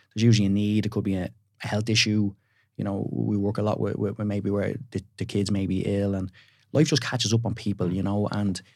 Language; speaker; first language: English; native; English